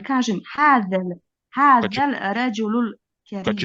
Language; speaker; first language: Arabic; non-native, learner; Bosnian